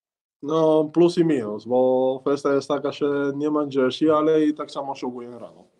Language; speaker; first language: Polish; non-native, learner; Spanish